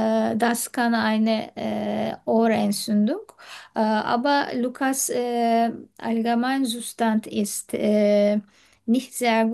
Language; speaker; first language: German; non-native, learner; Turkish